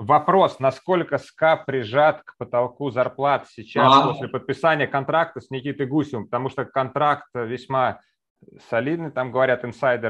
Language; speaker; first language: Russian; native; Russian